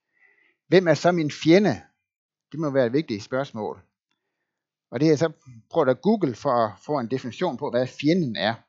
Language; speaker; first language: Danish; native; Danish